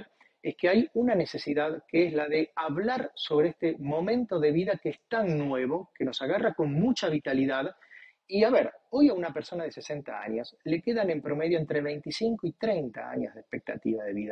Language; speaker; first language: Spanish; native; Spanish